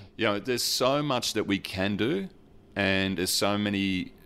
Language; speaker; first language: English; early bilingual, other home language; Dutch